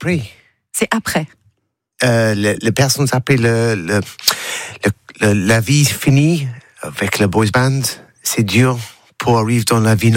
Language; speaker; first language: French; non-native, learner; English